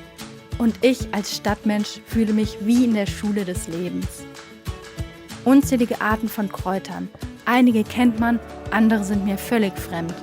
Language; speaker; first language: German; native; German